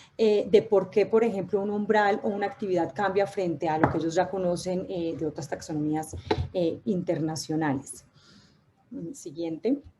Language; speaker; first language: Spanish; native; Spanish